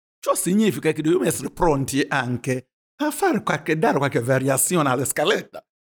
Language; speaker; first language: Italian; non-native, fluent; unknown